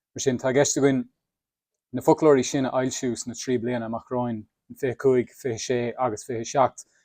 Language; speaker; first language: Irish; native; Irish